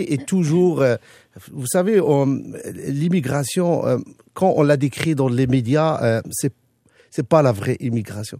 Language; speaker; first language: French; non-native, local second language; Arabic